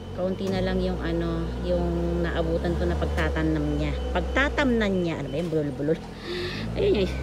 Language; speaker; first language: Filipino; non-native, local second language; Iloko